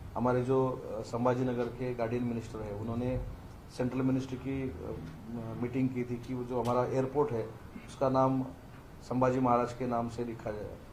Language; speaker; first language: Hindi; non-native, local second language; Marathi